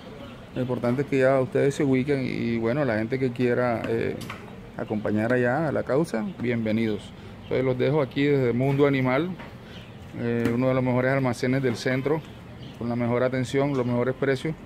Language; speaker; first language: Spanish; native; Spanish